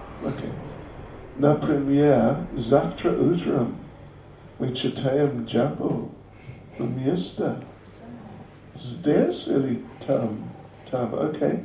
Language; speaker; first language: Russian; non-native, learner; English